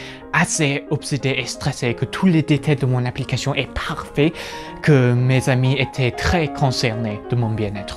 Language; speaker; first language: French; non-native, fluent; English